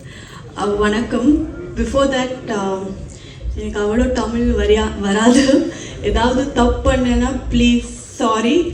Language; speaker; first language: Tamil; non-native, learner; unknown